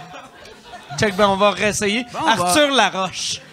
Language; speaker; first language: French; native; French